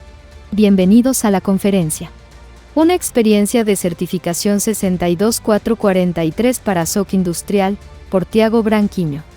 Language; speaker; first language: Spanish; native; Spanish